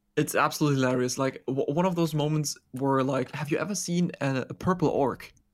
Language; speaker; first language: English; non-native, fluent; German